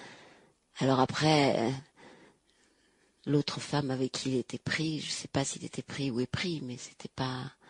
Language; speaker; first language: French; native; French